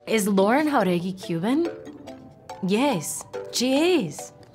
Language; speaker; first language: English; early bilingual, other home language; Spanish